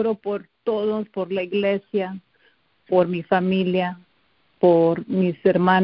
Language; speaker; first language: Spanish; early bilingual, heritage; Spanish